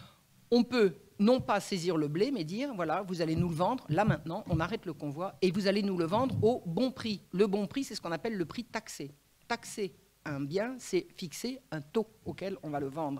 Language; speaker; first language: French; native; French